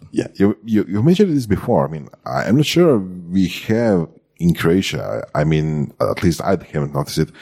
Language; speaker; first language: English; non-native, fluent; Croatian